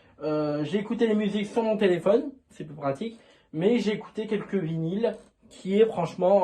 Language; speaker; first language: French; native; French